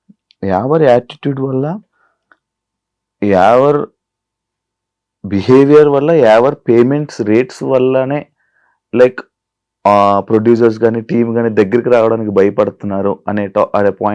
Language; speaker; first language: Telugu; native; Telugu